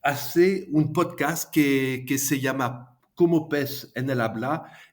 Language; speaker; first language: Spanish; non-native, fluent; French